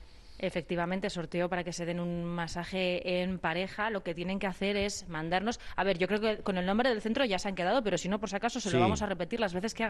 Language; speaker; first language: Spanish; native; Spanish